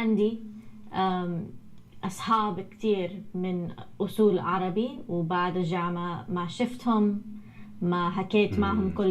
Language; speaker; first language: Arabic; non-native, learner; English